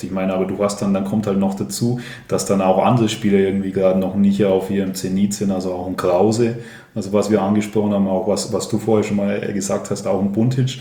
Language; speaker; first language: German; native; German